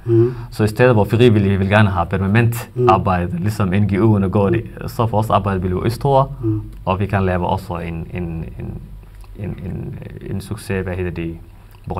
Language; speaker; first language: Danish; non-native, fluent; Somali